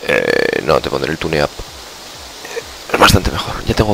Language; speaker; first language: Spanish; native; Spanish